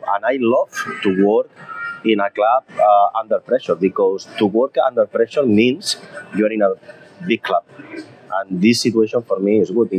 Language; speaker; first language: English; non-native, fluent; Spanish